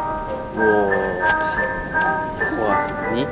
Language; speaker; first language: Chinese; non-native, learner; Korean